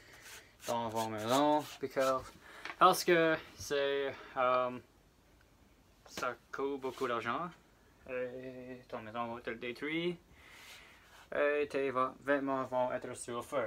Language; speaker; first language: French; non-native, learner; English